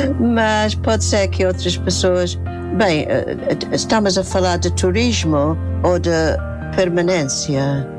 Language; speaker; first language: Portuguese; non-native, fluent; English